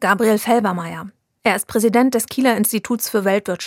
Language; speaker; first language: German; native; German